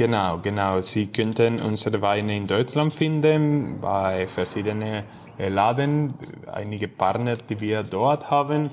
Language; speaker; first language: German; non-native, fluent; Spanish